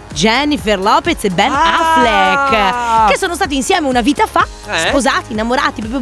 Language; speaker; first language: Italian; native; Italian